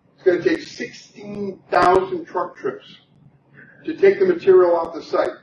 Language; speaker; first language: English; native; English